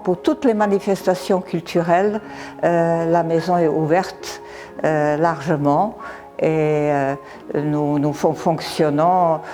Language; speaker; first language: French; non-native, fluent; Serbian